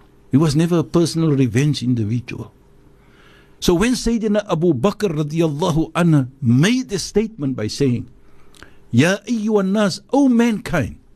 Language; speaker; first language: English; native; English